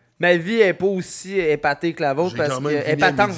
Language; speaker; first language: French; native; French